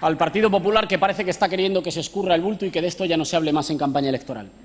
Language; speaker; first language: Spanish; native; Spanish